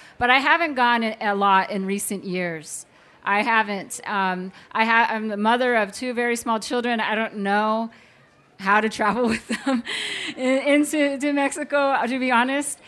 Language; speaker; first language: English; native; English